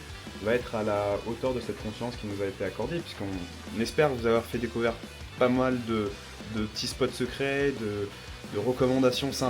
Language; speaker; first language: French; native; French